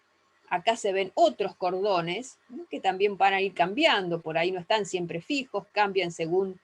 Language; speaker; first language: Spanish; native; Spanish